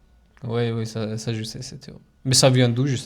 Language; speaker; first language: French; non-native, fluent; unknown